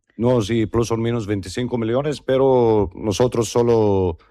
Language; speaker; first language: Spanish; non-native, learner; Arabic